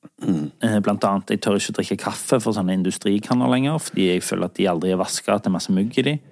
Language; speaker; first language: Norwegian; native; Norwegian